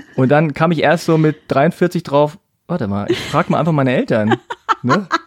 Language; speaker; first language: German; early bilingual, other home language; Korean